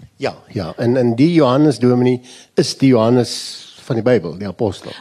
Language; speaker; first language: Afrikaans; native; Afrikaans